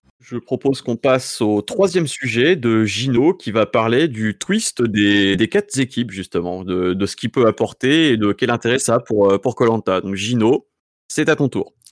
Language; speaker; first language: French; native; French